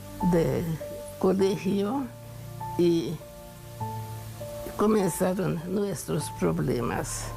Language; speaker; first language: Spanish; non-native, fluent; Hungarian